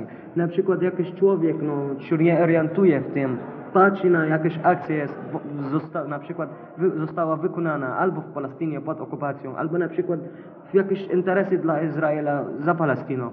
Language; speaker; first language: Polish; non-native, learner; Arabic